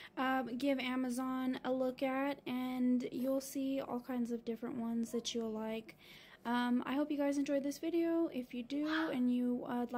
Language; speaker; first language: English; native; English